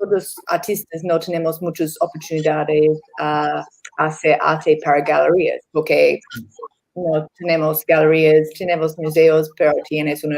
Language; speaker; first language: Spanish; non-native, learner; English